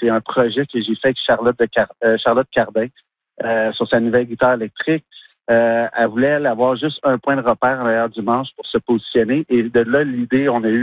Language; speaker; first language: French; native; French